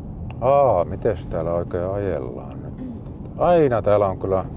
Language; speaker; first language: Finnish; native; Finnish